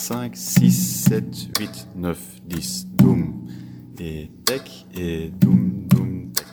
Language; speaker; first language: French; non-native, local second language; Dutch